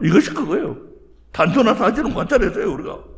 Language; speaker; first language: Korean; native; Korean